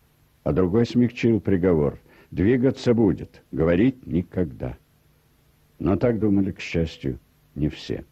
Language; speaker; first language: Russian; native; Russian